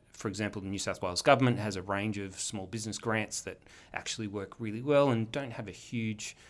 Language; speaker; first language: English; native; English